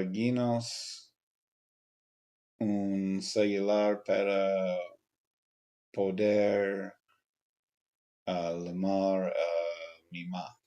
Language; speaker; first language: Spanish; non-native, learner; English